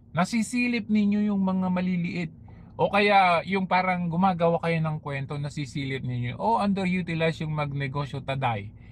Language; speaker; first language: Filipino; native; Filipino